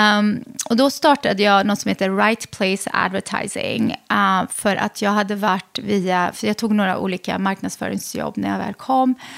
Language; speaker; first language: Swedish; early bilingual, other home language; Arabic